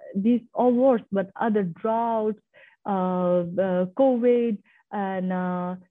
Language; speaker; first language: English; non-native, fluent; Persian